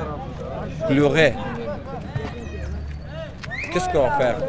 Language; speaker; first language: French; non-native, learner; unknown